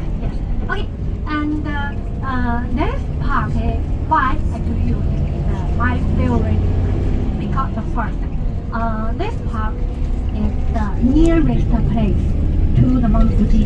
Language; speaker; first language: English; non-native, learner; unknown